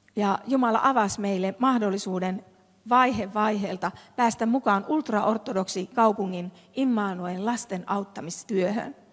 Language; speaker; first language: Finnish; native; Finnish